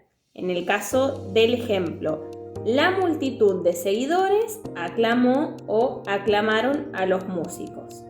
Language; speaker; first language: Spanish; native; Spanish